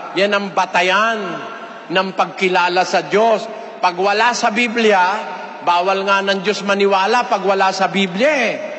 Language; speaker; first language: Filipino; native; Filipino